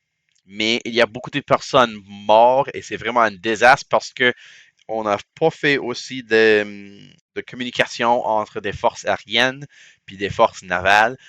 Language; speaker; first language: French; non-native, local second language; English